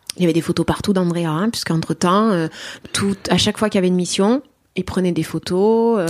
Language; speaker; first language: French; native; French